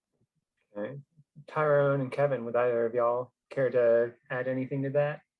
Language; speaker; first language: English; native; English